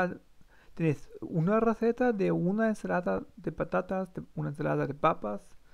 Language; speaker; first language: Spanish; non-native, learner; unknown